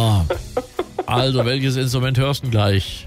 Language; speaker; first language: German; native; German